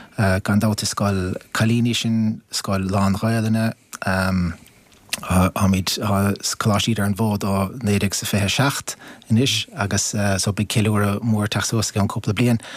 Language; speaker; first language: Irish; native; Irish